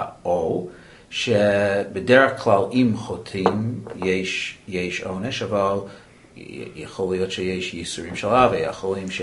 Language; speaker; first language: Hebrew; non-native, learner; English